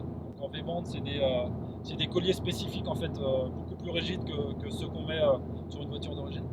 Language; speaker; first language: French; native; French